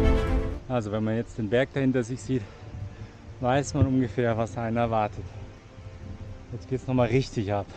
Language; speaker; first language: German; native; German